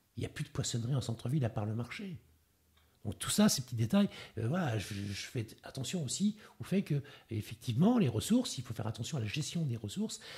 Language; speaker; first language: French; native; French